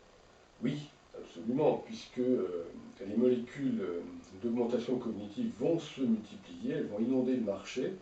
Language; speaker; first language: French; native; French